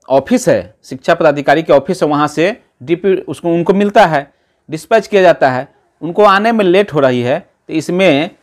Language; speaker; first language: Hindi; native; Hindi